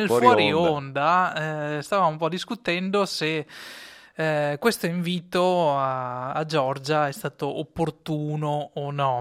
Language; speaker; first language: Italian; native; Italian